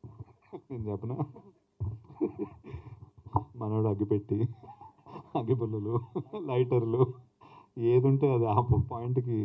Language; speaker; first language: Telugu; native; Telugu